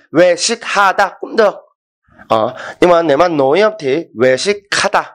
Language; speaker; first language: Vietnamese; non-native, fluent; Korean